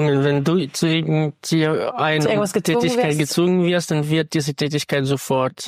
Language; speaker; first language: German; non-native, fluent; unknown